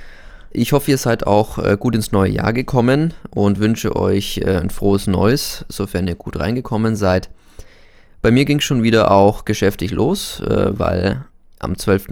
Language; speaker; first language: German; native; German